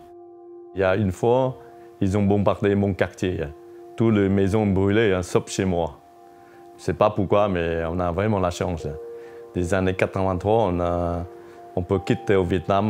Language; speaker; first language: French; non-native, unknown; Chinese